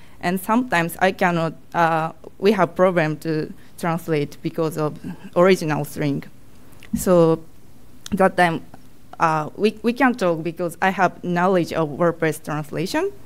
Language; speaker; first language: English; non-native, learner; Japanese